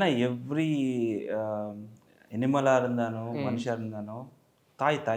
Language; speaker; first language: Tamil; non-native, learner; Telugu